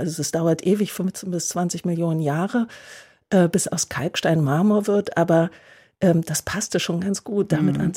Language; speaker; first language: German; native; German